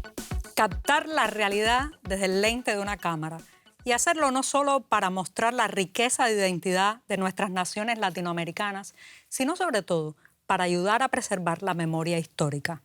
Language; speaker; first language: Spanish; native; Spanish